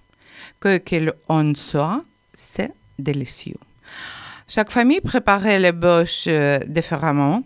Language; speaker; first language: French; non-native, learner; Ukrainian